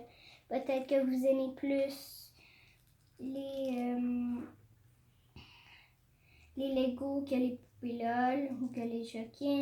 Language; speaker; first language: French; native; French